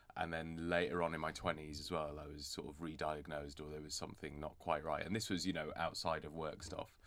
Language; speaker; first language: English; native; English